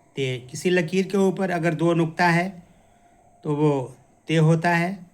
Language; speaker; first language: Hindi; native; Hindi